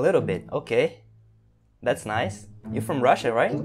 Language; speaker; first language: English; non-native, local second language; Portuguese